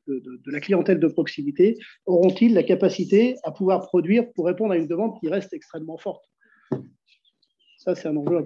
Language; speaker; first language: French; native; French